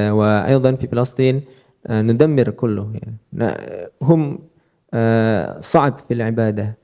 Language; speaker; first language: Arabic; non-native, learner; Indonesian